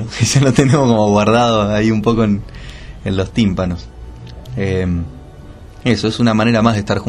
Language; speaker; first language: Spanish; native; Spanish